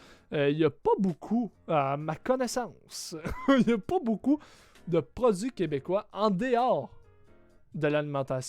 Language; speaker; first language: French; native; French